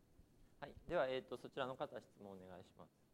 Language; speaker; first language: Japanese; native; Japanese